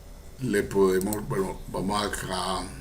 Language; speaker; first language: Spanish; native; Spanish